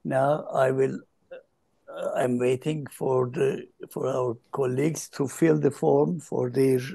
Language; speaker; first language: English; non-native, fluent; Turkish